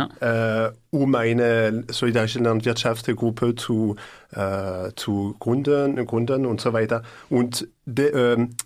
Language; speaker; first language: German; non-native, learner; French